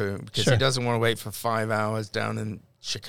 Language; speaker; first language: English; native; English